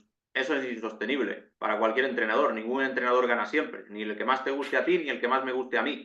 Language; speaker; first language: Spanish; native; Spanish